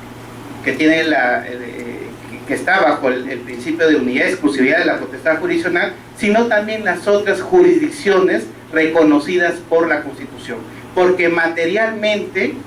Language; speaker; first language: Spanish; native; Spanish